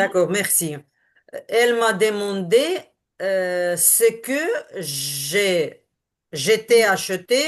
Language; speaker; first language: French; non-native, learner; Ukrainian